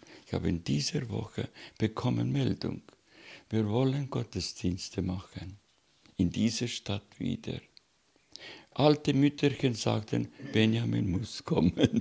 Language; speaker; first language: German; non-native, learner; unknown